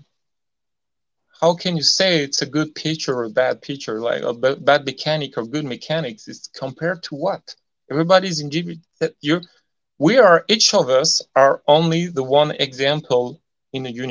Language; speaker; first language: English; non-native, fluent; French